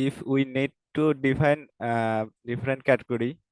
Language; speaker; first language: English; non-native, learner; Bangla